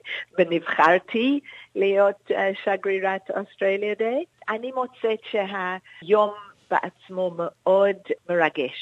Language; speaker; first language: Hebrew; non-native, fluent; English